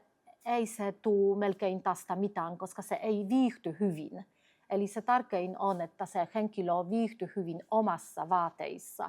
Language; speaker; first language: Finnish; non-native, fluent; Polish